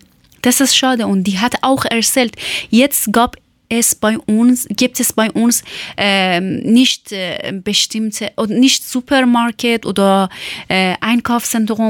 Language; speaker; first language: German; non-native, learner; Persian